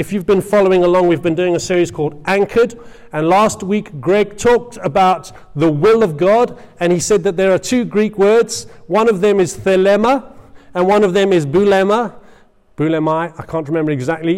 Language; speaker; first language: English; native; English